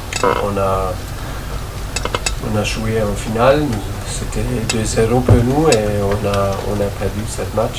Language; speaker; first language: French; non-native, learner; German